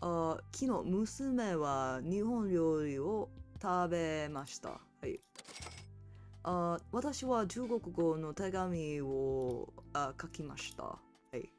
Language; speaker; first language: Japanese; non-native, learner; English